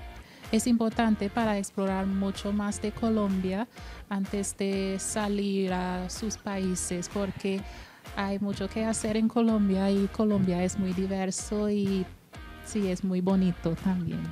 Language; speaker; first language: Spanish; non-native, fluent; English